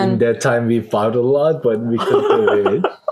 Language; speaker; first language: English; non-native, learner; Korean